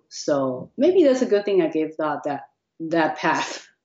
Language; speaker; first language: English; non-native, fluent; Chinese